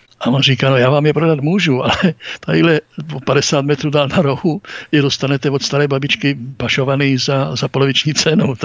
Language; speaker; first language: Czech; native; Czech